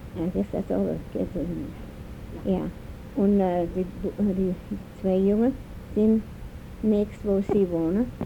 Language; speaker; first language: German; early bilingual, heritage; German